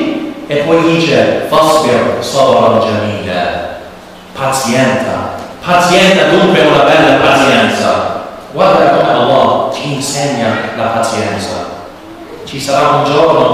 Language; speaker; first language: Italian; non-native, learner; English